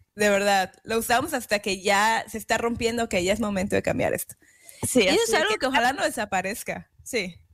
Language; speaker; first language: Spanish; native; Spanish